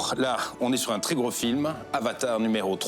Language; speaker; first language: French; native; French